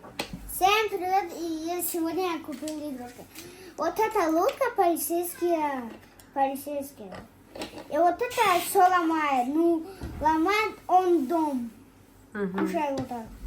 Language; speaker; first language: Russian; early bilingual, other home language; Tajik